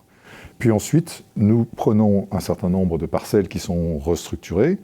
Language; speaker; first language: French; native; French